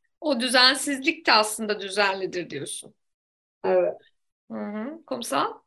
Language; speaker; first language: Turkish; native; Turkish